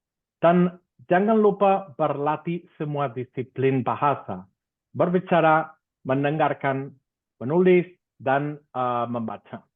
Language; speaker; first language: Indonesian; non-native, fluent; Spanish